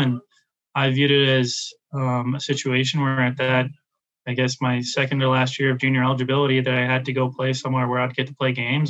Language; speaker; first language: English; native; English